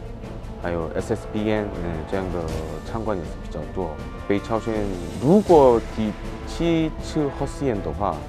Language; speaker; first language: Chinese; non-native, fluent; Korean